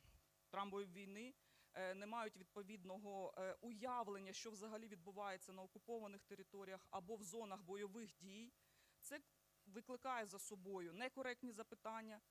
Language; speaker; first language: Ukrainian; native; Ukrainian